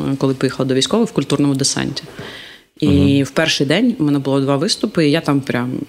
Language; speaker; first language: Ukrainian; non-native, local second language; Russian